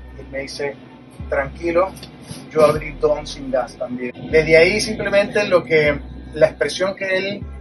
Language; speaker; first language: Spanish; native; Spanish